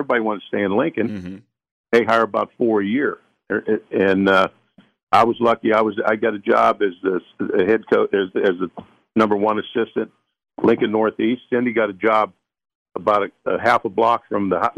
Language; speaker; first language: English; early bilingual, other home language; Spanish